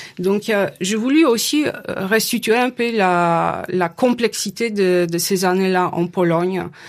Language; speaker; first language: French; non-native, fluent; Polish